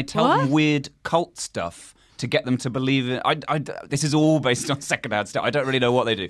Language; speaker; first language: English; native; English